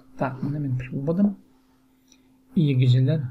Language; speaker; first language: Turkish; non-native, learner; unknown